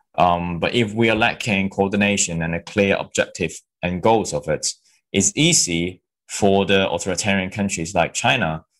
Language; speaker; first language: English; non-native, local second language; Cantonese